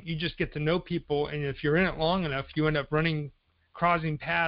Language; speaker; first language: English; native; English